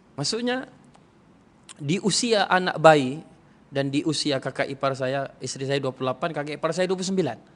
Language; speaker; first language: Malay; non-native, local second language; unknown